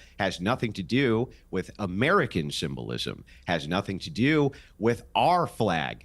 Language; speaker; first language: English; native; English